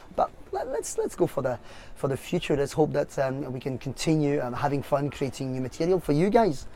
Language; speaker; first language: English; non-native, fluent; French